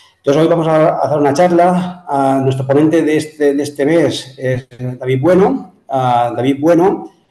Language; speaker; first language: Spanish; non-native, local second language; Catalan